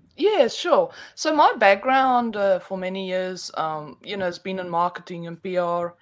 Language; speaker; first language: English; non-native, local second language; Afrikaans